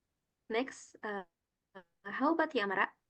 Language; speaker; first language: English; non-native, learner; Indonesian